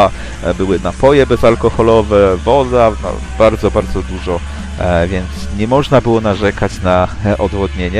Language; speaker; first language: Polish; native; Polish